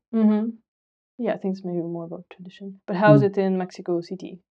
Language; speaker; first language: English; non-native, fluent; Russian